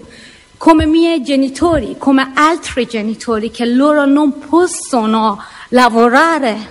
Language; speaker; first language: Italian; non-native, learner; Persian